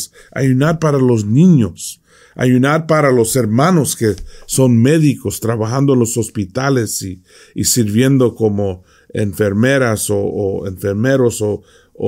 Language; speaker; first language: Spanish; non-native, fluent; English